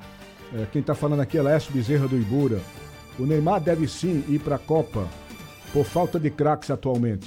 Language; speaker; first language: Portuguese; native; Portuguese